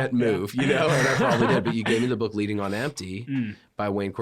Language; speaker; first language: English; native; English